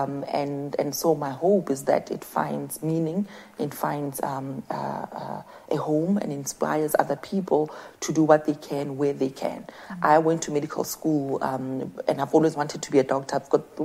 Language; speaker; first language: English; non-native, local second language; Southern Sotho